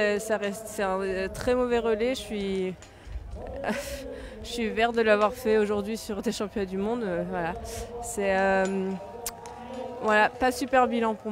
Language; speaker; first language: French; native; French